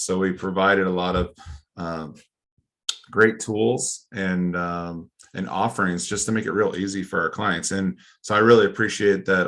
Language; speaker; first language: English; native; English